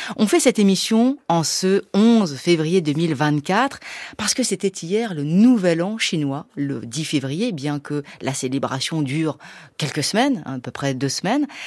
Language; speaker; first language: French; native; French